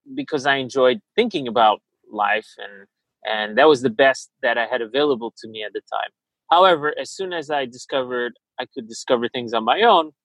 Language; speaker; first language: English; early bilingual, other home language; Portuguese